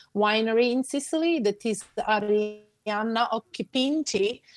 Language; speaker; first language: English; non-native, fluent; Sicilian